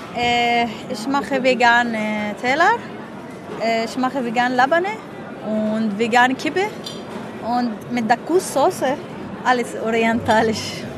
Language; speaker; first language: German; non-native, learner; Hebrew